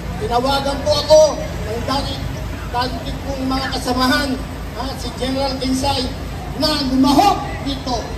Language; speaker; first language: Filipino; non-native, local second language; Iloko